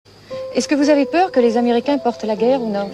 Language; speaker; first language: French; native; French